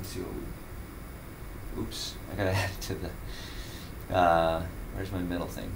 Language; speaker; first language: English; native; English